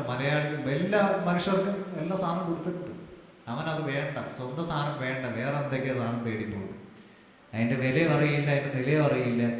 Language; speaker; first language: Malayalam; non-native, local second language; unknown